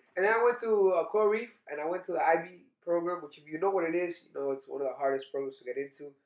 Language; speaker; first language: English; early bilingual, other home language; Spanish